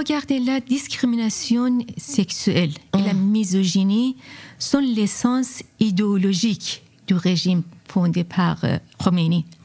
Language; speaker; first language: French; non-native, fluent; Persian